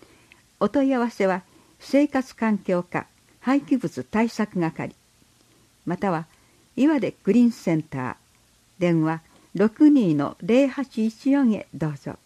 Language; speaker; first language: Japanese; native; Japanese